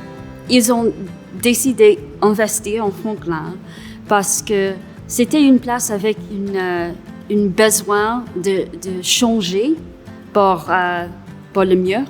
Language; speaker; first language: French; non-native, local second language; English